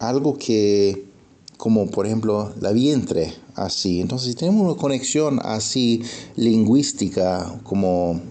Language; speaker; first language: Spanish; non-native, fluent; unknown